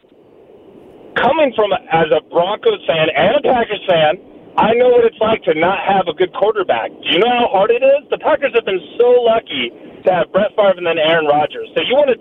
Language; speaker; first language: English; native; English